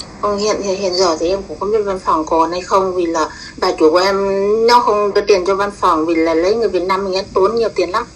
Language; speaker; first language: Vietnamese; non-native, local second language; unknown